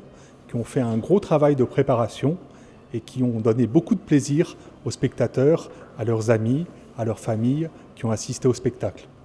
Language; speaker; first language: French; native; French